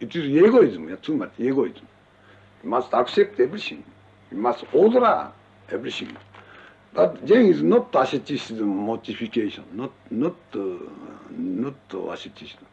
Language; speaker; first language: English; non-native, learner; Japanese